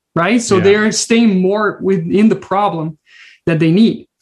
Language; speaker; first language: English; non-native, fluent; Portuguese